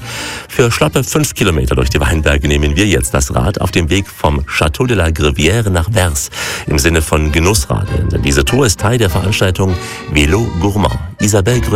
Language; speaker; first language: German; native; German